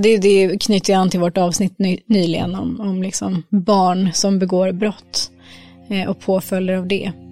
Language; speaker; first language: Swedish; native; Swedish